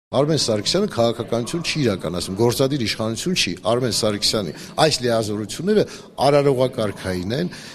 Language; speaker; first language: Armenian; native; Armenian